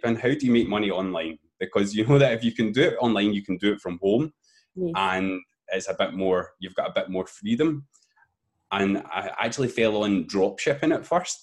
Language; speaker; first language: English; native; English